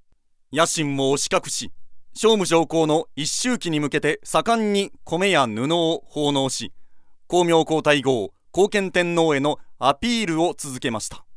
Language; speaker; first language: Japanese; native; Japanese